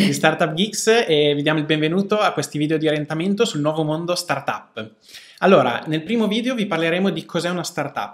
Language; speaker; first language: Italian; native; Italian